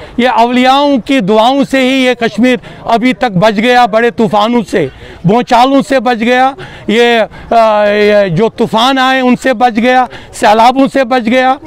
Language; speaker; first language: Hindi; non-native, local second language; Kashmiri